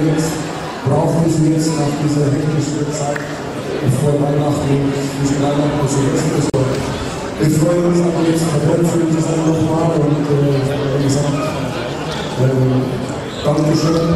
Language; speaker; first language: German; non-native, learner; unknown